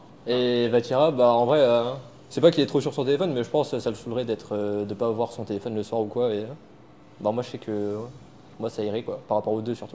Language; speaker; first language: French; native; French